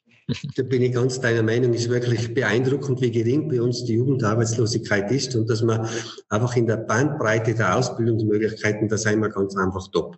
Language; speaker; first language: German; native; German